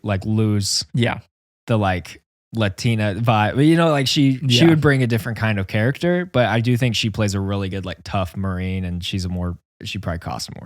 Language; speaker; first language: English; native; English